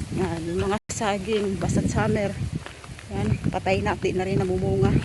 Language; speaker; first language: Filipino; non-native, local second language; Cebuano